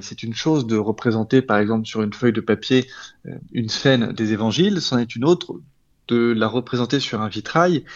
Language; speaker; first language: French; native; French